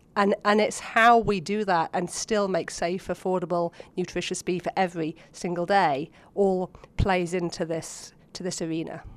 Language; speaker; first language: English; native; English